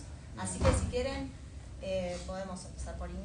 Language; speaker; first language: Spanish; native; Spanish